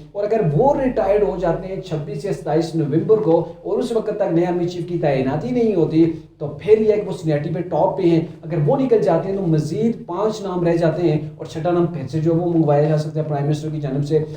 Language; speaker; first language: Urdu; non-native, learner; English